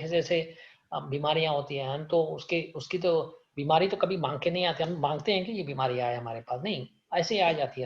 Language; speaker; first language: Hindi; native; Hindi